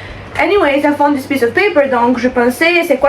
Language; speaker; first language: French; non-native, fluent; Italian